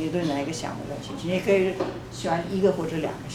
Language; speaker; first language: Chinese; non-native, fluent; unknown